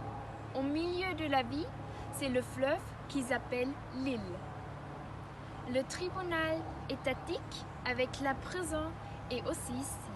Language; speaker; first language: French; non-native, learner; German